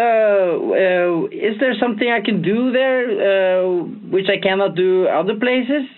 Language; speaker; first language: English; non-native, learner; Norwegian